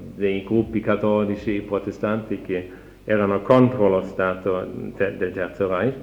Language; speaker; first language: Italian; non-native, fluent; German